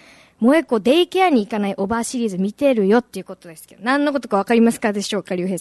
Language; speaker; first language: Japanese; native; Japanese